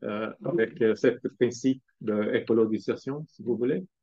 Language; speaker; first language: French; non-native, fluent; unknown